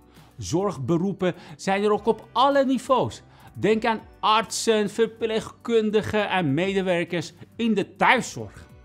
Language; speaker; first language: Dutch; non-native, fluent; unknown